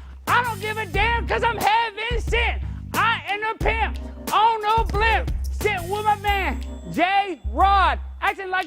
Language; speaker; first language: English; native; English